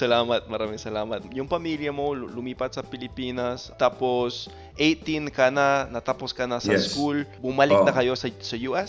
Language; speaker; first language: Filipino; non-native, fluent; English